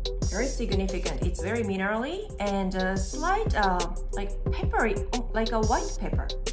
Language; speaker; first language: English; non-native, fluent; Japanese